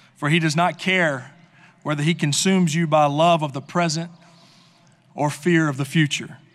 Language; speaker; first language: English; native; English